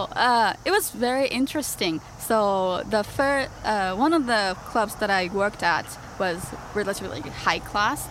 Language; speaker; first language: English; non-native, fluent; Japanese